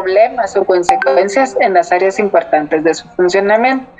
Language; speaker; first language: Spanish; native; Spanish